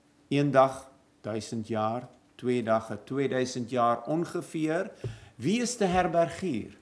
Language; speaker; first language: Dutch; non-native, fluent; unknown